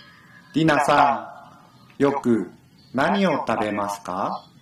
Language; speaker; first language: Japanese; non-native, learner; Indonesian